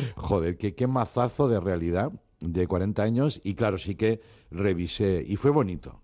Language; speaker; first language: Spanish; non-native, local second language; Catalan